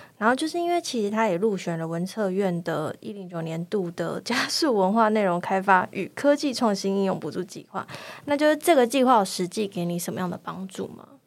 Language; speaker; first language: Chinese; native; Chinese